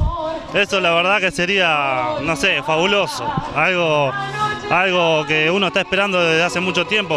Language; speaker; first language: Spanish; native; Spanish